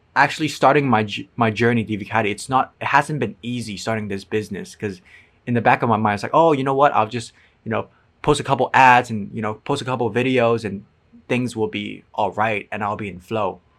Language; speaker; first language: English; non-native, fluent; Cantonese